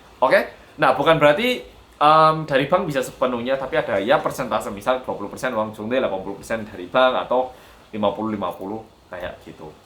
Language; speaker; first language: Indonesian; early bilingual, other home language; Korean